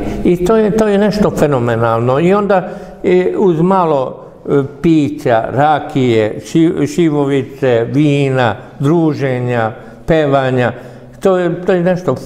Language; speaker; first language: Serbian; non-native, local second language; Hungarian